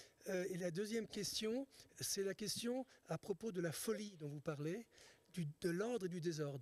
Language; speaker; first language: French; native; French